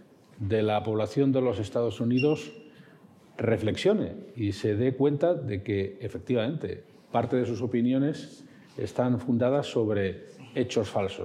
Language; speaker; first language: Spanish; native; Spanish